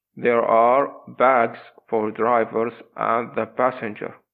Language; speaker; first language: English; non-native, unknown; Arabic